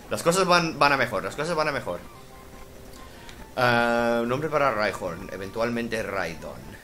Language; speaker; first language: Spanish; native; Spanish